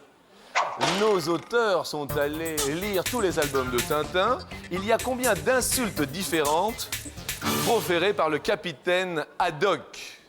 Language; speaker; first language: French; native; French